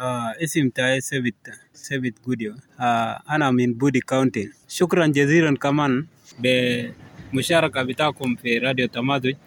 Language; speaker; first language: Arabic; non-native, local second language; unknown